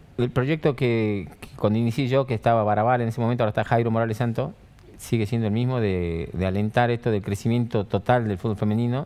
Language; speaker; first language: Spanish; native; Spanish